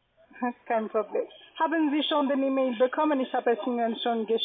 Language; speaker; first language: German; non-native, learner; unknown